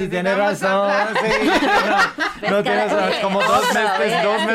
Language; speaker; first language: Spanish; non-native, fluent; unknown